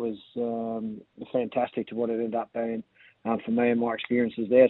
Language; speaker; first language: English; native; English